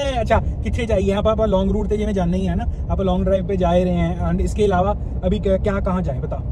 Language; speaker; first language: Hindi; non-native, local second language; Punjabi